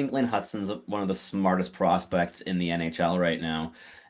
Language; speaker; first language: English; native; English